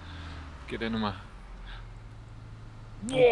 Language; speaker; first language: German; native; German